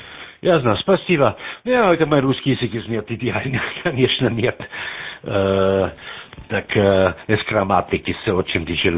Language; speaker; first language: Russian; non-native, learner; German